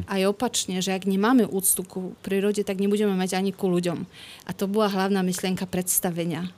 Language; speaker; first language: Slovak; non-native, learner; Polish